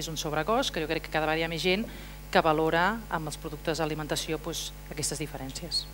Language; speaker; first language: Catalan; native; Catalan